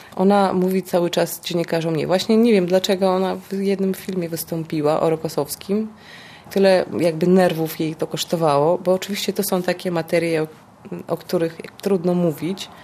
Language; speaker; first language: Polish; non-native, fluent; Russian